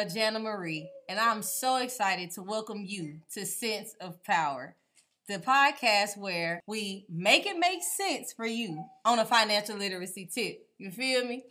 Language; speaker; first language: English; native; English